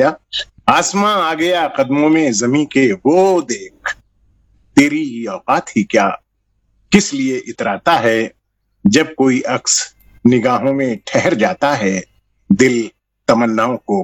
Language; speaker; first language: Hindi; native; Hindi